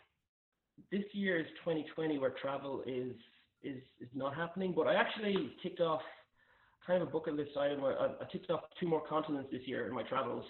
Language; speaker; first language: English; native; English